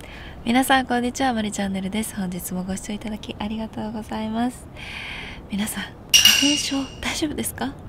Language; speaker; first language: Japanese; native; Japanese